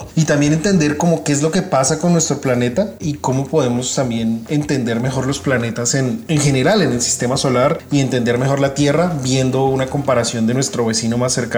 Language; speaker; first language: Spanish; native; Spanish